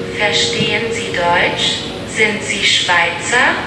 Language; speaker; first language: German; non-native, learner; French